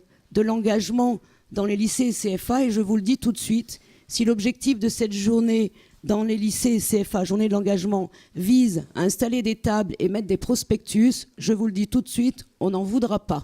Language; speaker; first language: French; native; French